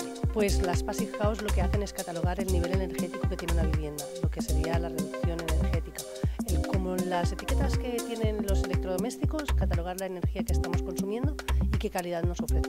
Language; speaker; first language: Spanish; native; Spanish